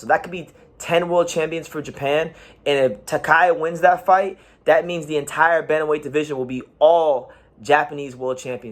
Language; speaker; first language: English; native; English